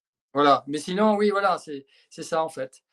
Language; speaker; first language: French; native; French